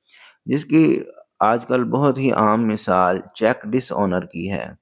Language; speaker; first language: Urdu; native; Urdu